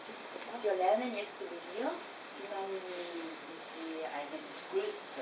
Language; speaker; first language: German; non-native, learner; Korean